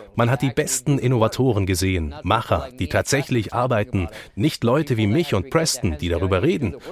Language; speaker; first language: German; non-native, fluent; French